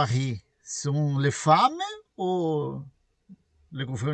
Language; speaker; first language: French; non-native, learner; Portuguese